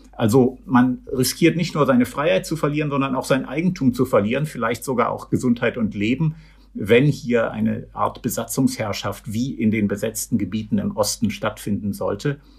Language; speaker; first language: German; native; German